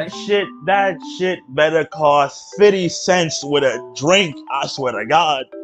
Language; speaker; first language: English; native; English